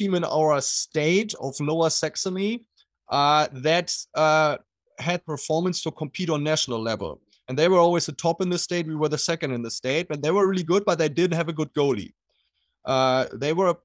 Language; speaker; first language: English; non-native, fluent; German